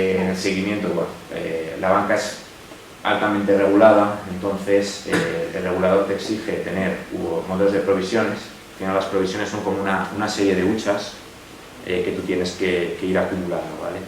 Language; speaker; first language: Spanish; native; Spanish